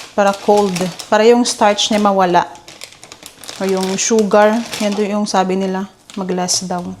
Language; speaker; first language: Filipino; native; Filipino